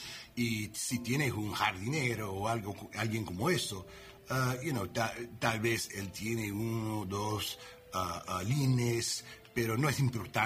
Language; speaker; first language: Spanish; non-native, learner; English